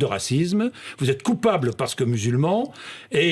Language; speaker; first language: French; native; French